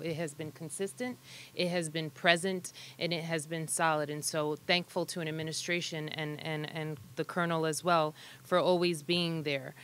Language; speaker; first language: English; early bilingual, other home language; Spanish